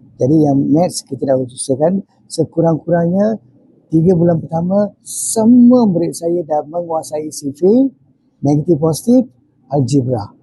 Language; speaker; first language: Malay; non-native, local second language; Tamil